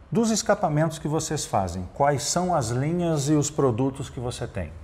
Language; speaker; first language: Portuguese; native; Portuguese